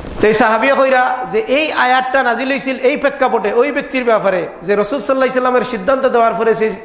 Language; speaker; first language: Bangla; native; Bangla